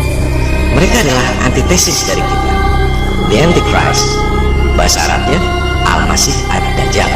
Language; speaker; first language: Indonesian; native; Indonesian